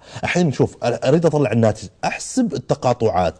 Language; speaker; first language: Arabic; native; Arabic